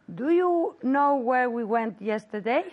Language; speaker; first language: English; non-native, fluent; Spanish